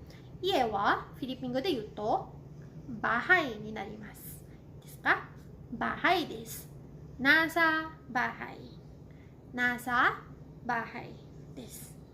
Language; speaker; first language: Japanese; non-native, fluent; Cebuano